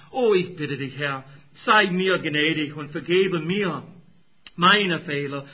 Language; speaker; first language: German; non-native, fluent; English